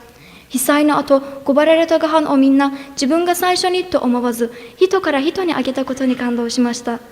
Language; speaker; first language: Japanese; non-native, fluent; Turkish